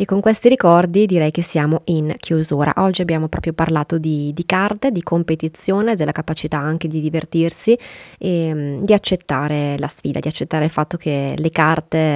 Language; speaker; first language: Italian; native; Italian